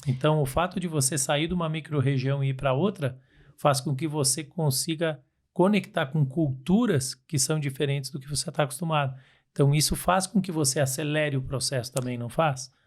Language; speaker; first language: Portuguese; native; Portuguese